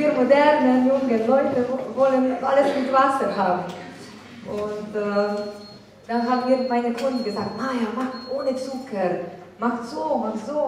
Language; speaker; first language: German; non-native, fluent; Slovenian